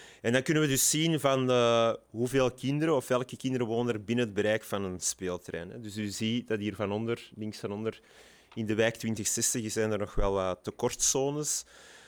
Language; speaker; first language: Dutch; native; Dutch